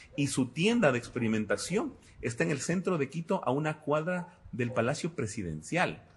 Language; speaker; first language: Spanish; native; Spanish